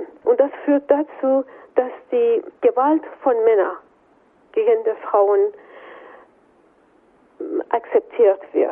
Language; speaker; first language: German; non-native, fluent; Persian